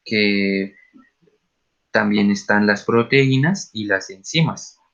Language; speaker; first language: Spanish; native; Spanish